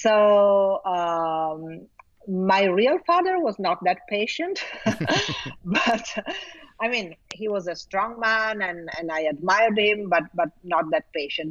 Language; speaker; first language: English; non-native, fluent; Italian